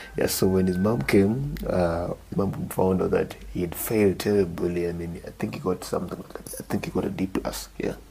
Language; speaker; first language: English; non-native, local second language; Luo (Kenya and Tanzania)